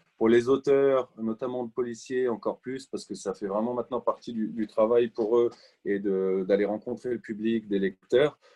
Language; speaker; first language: French; native; French